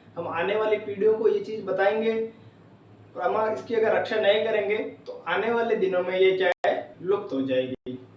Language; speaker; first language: Hindi; native; Hindi